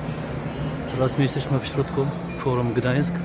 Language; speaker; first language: Polish; non-native, learner; Arabic